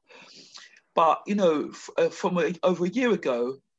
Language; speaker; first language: English; native; English